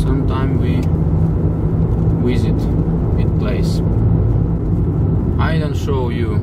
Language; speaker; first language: English; non-native, learner; Russian